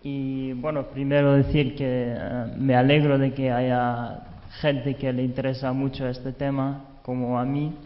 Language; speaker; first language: Spanish; non-native, fluent; German